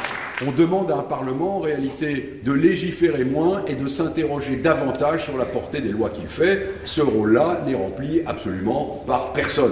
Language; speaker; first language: French; native; French